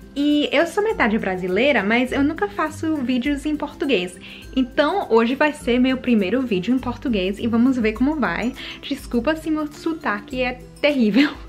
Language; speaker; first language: Portuguese; early bilingual, heritage; Portuguese